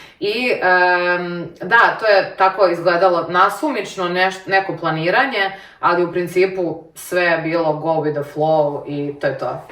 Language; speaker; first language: Serbian; native; Serbian